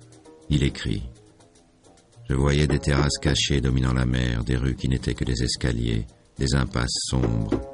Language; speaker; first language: French; native; French